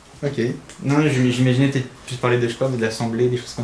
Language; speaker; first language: French; native; French